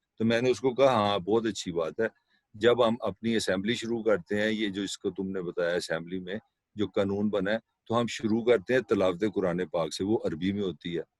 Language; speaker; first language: Urdu; non-native, local second language; Punjabi